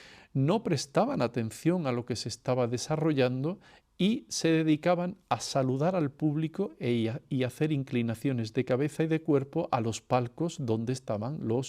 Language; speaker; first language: Spanish; native; Spanish